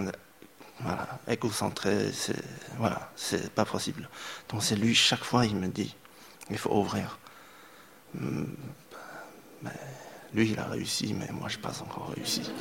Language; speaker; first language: French; non-native, fluent; Chinese